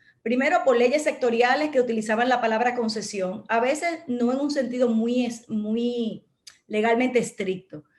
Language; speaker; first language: Spanish; native; Spanish